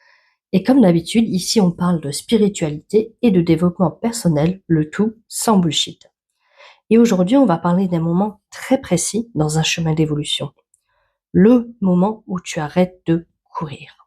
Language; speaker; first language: French; native; French